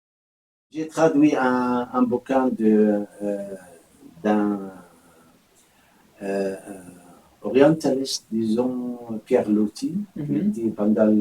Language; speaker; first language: French; non-native, fluent; Arabic